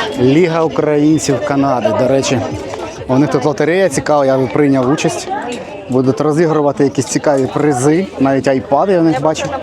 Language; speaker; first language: Ukrainian; native; Ukrainian